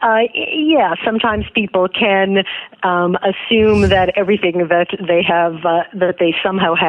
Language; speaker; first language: English; native; English